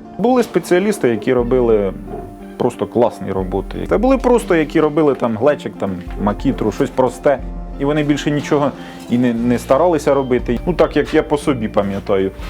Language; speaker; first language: Ukrainian; native; Ukrainian